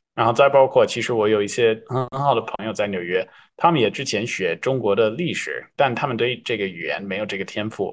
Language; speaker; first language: Chinese; non-native, fluent; English